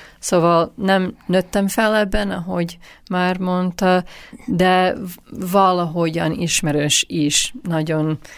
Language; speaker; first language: Hungarian; non-native, learner; English